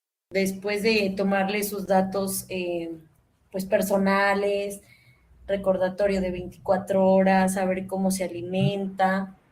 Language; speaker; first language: Spanish; native; Spanish